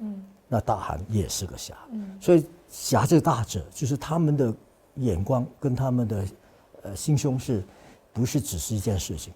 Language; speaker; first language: Chinese; non-native, fluent; Cantonese